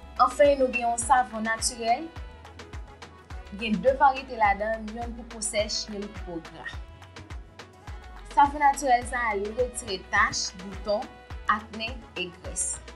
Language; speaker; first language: Haitian Creole; native; Haitian Creole